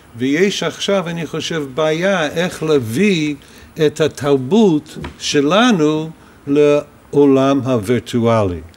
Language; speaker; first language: Hebrew; non-native, fluent; English